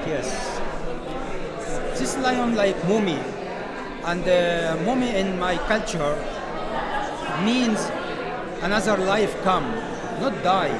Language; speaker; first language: English; non-native, learner; Arabic